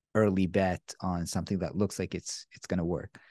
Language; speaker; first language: English; non-native, fluent; Hebrew